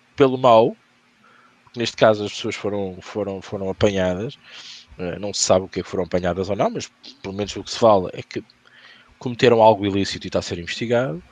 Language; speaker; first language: Portuguese; native; Portuguese